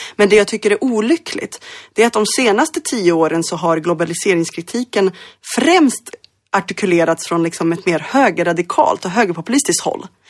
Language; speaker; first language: Swedish; early bilingual, other home language; Bosnian